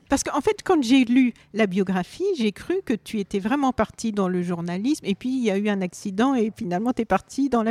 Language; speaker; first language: French; native; French